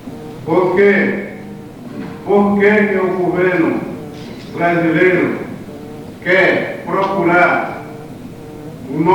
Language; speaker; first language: Portuguese; non-native, local second language; Kayapó